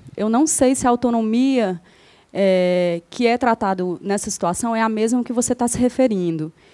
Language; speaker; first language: Portuguese; native; Portuguese